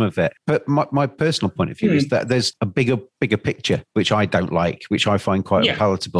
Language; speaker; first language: English; native; English